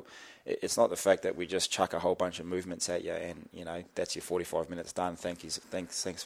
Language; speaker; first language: English; native; English